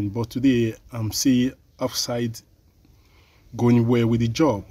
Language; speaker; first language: English; non-native, learner; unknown